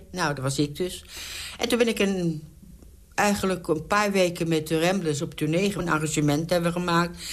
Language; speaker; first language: Dutch; native; Dutch